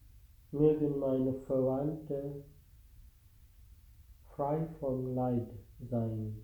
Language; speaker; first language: German; non-native, fluent; Sinhala